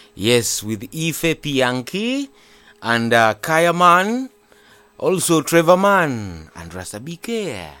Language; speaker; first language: English; non-native, local second language; Ganda